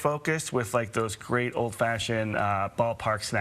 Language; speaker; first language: English; native; English